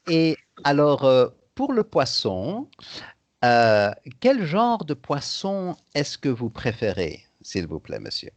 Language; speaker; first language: French; native; French